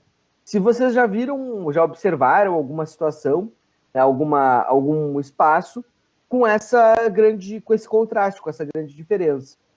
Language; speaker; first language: Portuguese; native; Portuguese